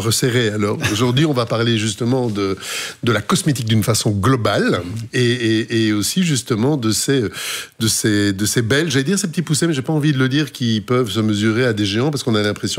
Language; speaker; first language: French; native; French